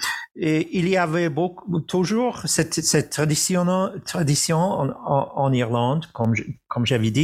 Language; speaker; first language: French; non-native, fluent; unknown